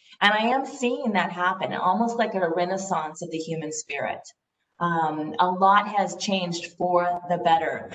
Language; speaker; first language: English; native; English